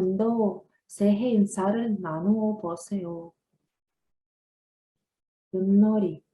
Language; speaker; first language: Korean; non-native, learner; Russian